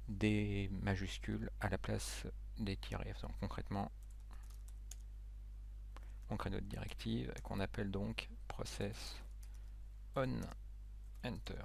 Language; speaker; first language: French; native; French